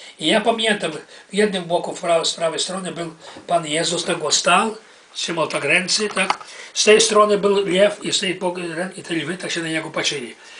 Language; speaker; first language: Polish; early bilingual, heritage; Polish